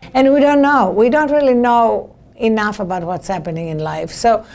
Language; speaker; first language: English; non-native, fluent; Greek